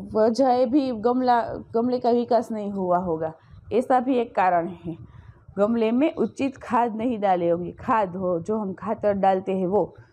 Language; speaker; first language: Hindi; non-native, local second language; Gujarati